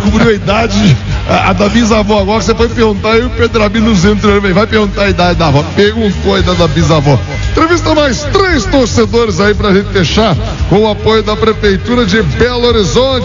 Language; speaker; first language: Portuguese; native; Portuguese